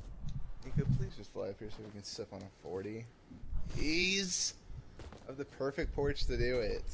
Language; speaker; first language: English; native; English